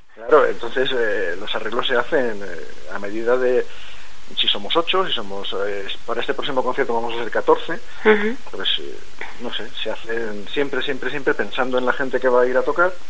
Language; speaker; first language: Spanish; native; Spanish